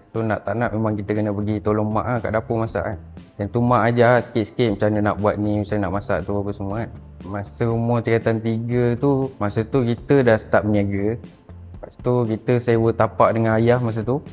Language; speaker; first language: Malay; native; Malay